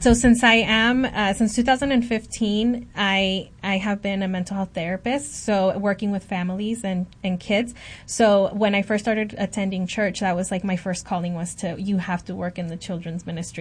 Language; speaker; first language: English; early bilingual, other home language; Spanish